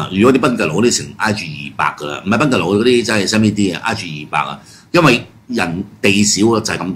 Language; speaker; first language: Cantonese; native; Cantonese